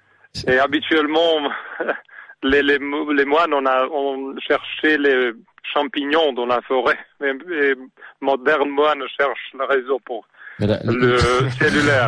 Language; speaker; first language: French; non-native, learner; Serbian